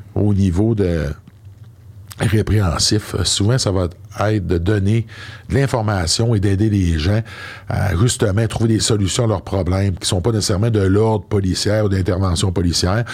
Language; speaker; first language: French; native; French